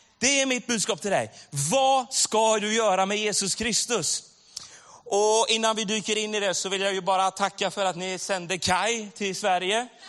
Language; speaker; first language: Swedish; native; Swedish